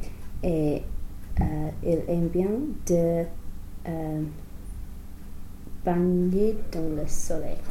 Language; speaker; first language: French; non-native, learner; English